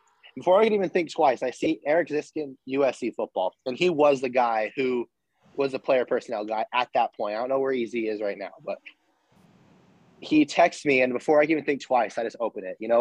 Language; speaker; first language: English; native; English